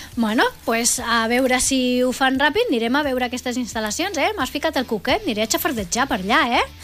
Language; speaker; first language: Catalan; native; Catalan